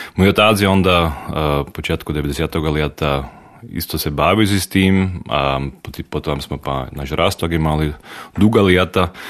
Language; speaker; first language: Croatian; native; Croatian